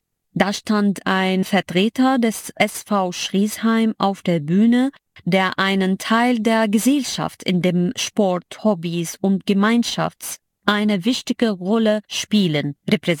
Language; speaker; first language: German; non-native, fluent; Arabic